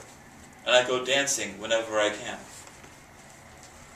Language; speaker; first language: English; native; English